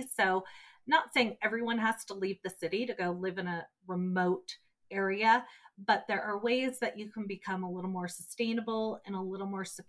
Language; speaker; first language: English; native; English